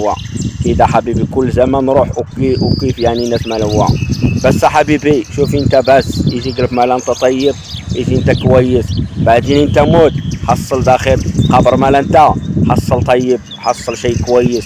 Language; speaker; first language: Arabic; non-native, learner; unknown